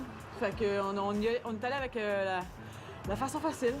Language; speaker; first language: French; native; French